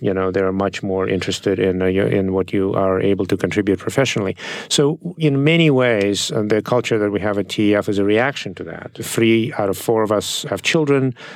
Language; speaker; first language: English; non-native, fluent; Russian